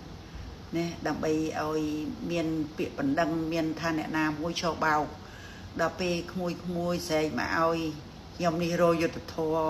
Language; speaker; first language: Khmer; native; Khmer